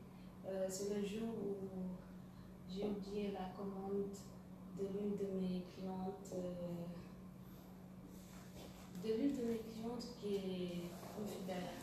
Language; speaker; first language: French; non-native, local second language; Wolof